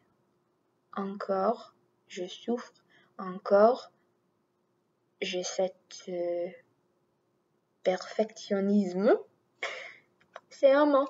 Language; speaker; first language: French; non-native, learner; English